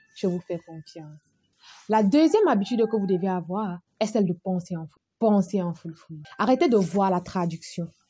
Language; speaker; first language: French; non-native, local second language; Fula